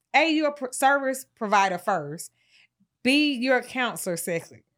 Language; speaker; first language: English; native; English